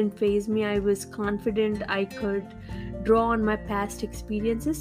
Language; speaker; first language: English; non-native, local second language; Hindi